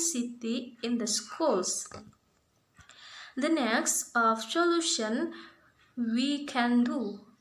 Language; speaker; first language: English; non-native, learner; Indonesian